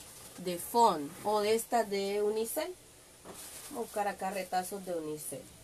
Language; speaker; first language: Spanish; native; Spanish